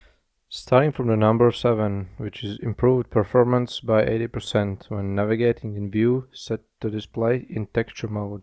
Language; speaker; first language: English; non-native, fluent; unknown